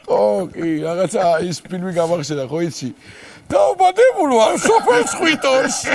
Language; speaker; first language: Georgian; native; Georgian